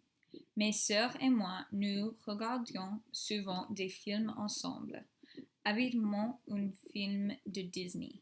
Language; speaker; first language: French; non-native, learner; English